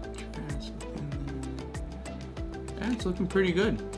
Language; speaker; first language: English; native; English